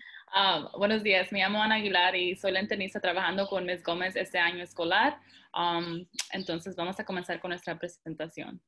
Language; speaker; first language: Spanish; early bilingual, heritage; Spanish